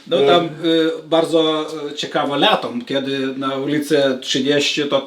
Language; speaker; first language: Polish; non-native, learner; Lithuanian